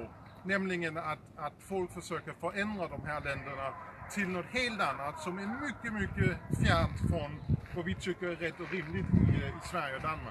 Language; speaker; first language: Swedish; early bilingual, heritage; Danish